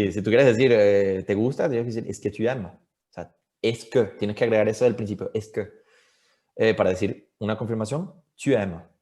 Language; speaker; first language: Spanish; native; Spanish